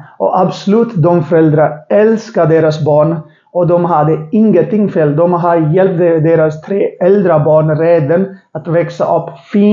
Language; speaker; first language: Swedish; non-native, learner; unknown